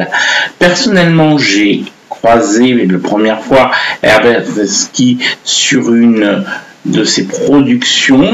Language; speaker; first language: French; native; French